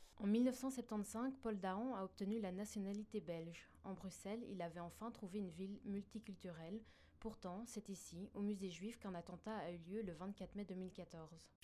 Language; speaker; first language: French; native; French